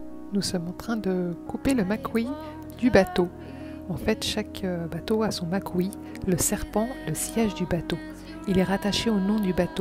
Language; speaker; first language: French; native; French